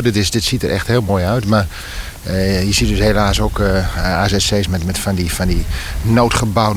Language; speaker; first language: Dutch; native; Dutch